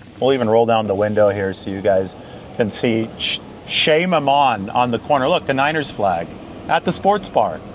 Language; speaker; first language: English; native; English